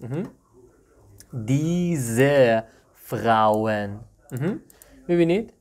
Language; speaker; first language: German; non-native, fluent; Persian